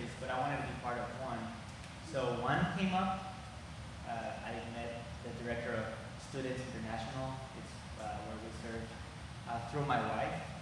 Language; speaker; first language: English; non-native, fluent; Spanish